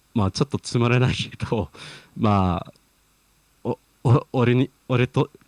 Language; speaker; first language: Japanese; non-native, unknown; English